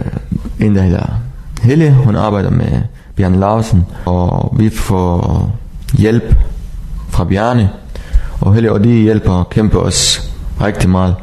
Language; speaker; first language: Danish; non-native, learner; Arabic